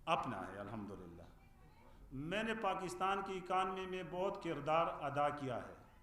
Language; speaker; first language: Urdu; non-native, fluent; Pashto